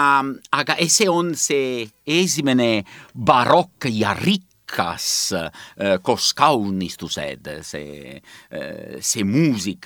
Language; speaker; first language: Estonian; non-native, learner; Italian